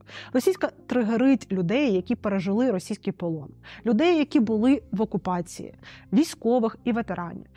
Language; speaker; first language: Ukrainian; non-native, local second language; Russian